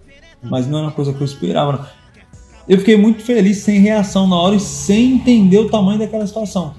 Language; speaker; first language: Portuguese; native; Portuguese